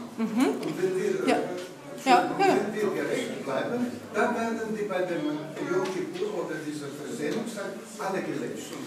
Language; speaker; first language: German; non-native, learner; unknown